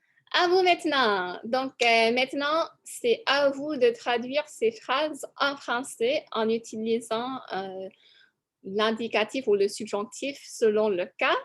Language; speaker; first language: French; non-native, fluent; English